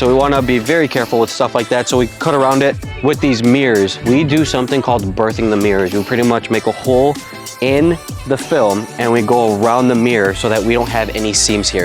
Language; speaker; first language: English; native; English